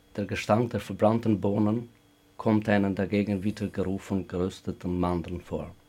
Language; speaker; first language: German; non-native, fluent; Albanian